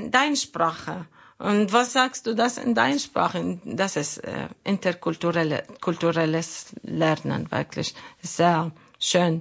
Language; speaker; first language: German; non-native, learner; Arabic